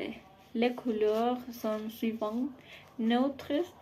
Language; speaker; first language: French; non-native, learner; Spanish